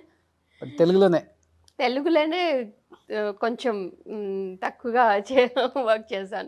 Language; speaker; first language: Telugu; native; Telugu